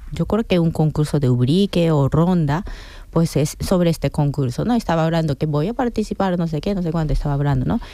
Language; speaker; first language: Spanish; non-native, fluent; Japanese